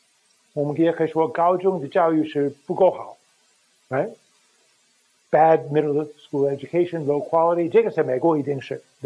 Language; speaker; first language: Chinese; non-native, fluent; English